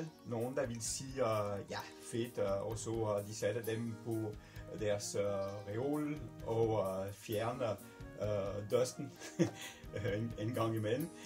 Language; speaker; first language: Danish; non-native, fluent; French